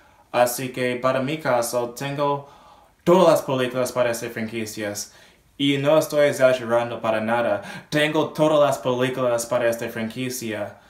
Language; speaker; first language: Spanish; non-native, learner; English